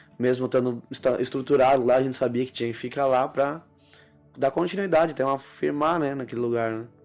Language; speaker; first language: Portuguese; native; Portuguese